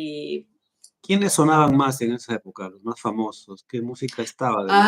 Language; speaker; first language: Spanish; native; Spanish